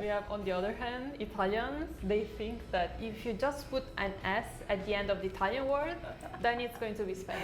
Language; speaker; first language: English; non-native, fluent; Italian